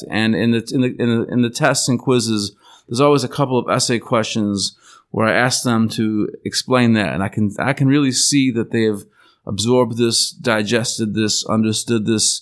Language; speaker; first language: English; native; English